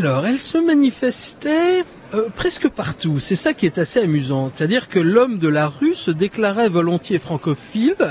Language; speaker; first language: French; native; French